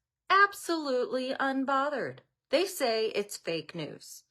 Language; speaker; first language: English; native; English